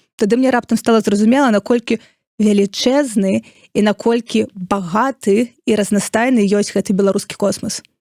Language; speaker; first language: Belarusian; non-native, local second language; Russian